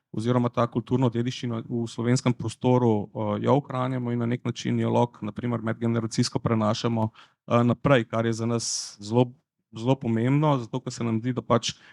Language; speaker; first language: Slovenian; non-native, local second language; Bosnian